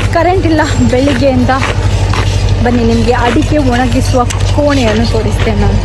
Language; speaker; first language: Kannada; non-native, local second language; Tulu